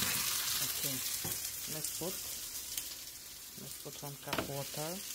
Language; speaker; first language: English; non-native, local second language; Bulgarian